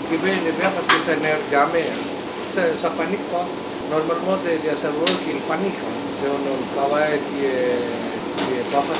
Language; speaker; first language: French; non-native, learner; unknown